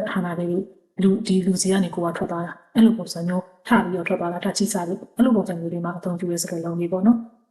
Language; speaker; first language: Burmese; native; Burmese